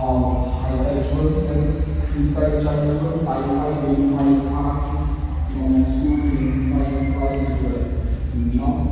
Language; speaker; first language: Vietnamese; non-native, learner; Hindi